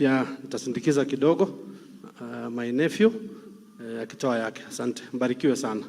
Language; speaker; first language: Swahili; non-native, local second language; Kalenjin